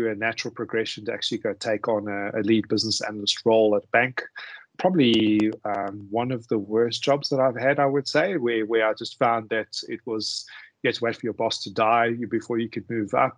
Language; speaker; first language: English; native; English